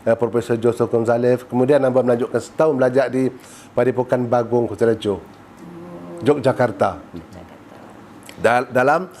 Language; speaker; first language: Malay; native; Malay